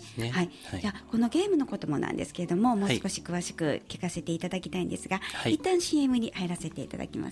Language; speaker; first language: Japanese; native; Japanese